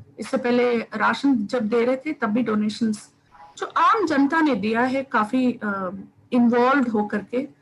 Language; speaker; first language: Hindi; non-native, local second language; Tamil